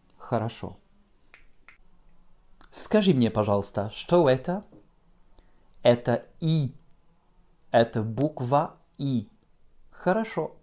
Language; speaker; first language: Russian; non-native, fluent; French